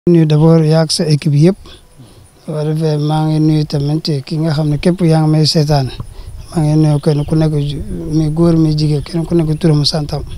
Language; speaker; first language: Wolof; non-native, fluent; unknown